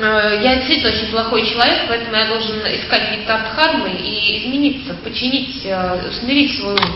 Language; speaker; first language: Russian; native; Russian